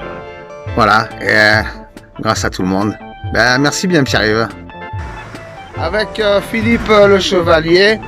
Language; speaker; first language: French; native; French